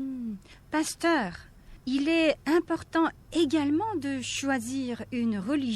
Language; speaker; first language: French; non-native, fluent; Korean